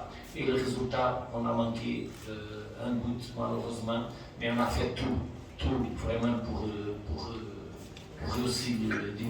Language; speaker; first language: French; non-native, fluent; Portuguese